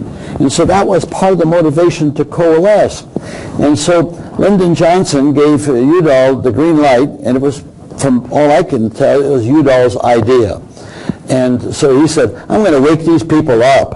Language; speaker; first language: English; native; English